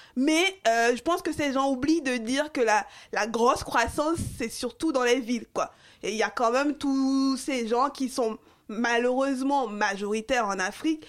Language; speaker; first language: French; non-native, local second language; Fon